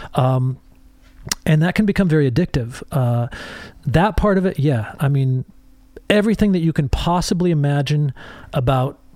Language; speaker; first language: English; native; English